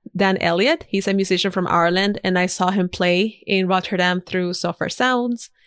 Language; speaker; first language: English; non-native, fluent; Spanish